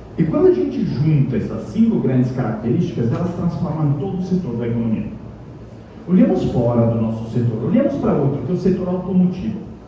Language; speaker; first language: Portuguese; non-native, fluent; Italian